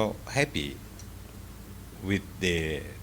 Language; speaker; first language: English; non-native, fluent; Indonesian